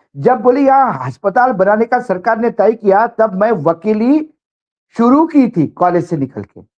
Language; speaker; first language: Hindi; non-native, local second language; Marathi